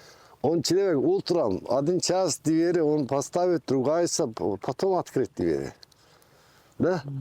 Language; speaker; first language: Russian; non-native, learner; Turkish